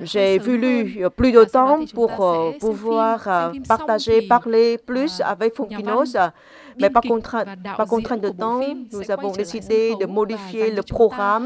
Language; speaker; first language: French; non-native, fluent; Vietnamese